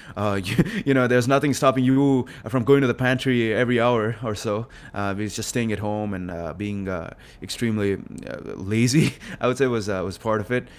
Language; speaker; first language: English; non-native, local second language; Telugu